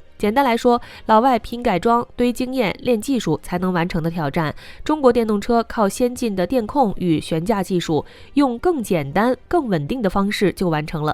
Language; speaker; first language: Chinese; native; Chinese